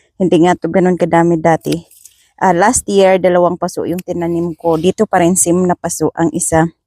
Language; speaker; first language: Filipino; non-native, local second language; Masbatenyo